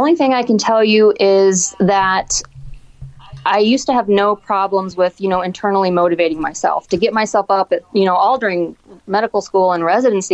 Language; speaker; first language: English; native; English